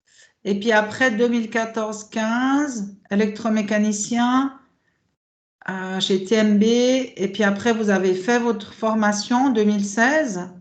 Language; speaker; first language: French; native; French